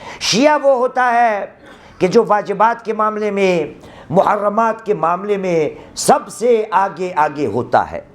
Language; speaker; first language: Urdu; non-native, local second language; Gujarati